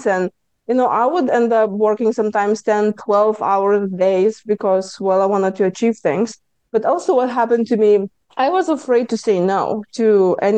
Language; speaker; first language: English; non-native, fluent; Lithuanian